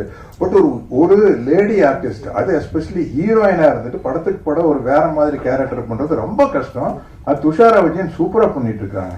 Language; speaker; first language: Tamil; native; Tamil